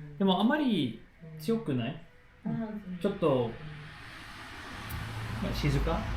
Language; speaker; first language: Japanese; non-native, learner; English